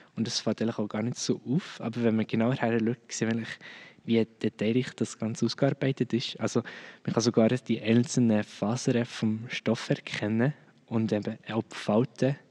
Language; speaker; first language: German; native; German